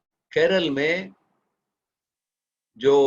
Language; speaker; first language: Hindi; native; Hindi